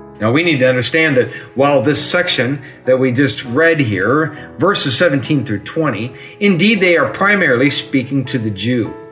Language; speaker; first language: English; native; English